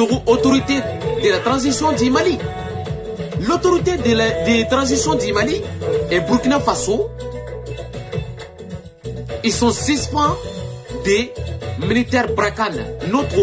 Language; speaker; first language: French; non-native, local second language; Bambara